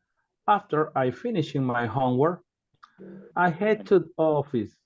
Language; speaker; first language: English; non-native, learner; Spanish